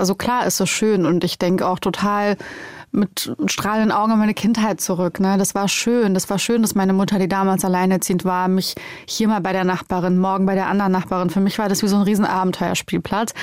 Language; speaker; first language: German; early bilingual, other home language; Romanian